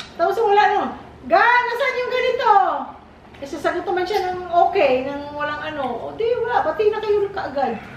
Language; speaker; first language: Filipino; native; Filipino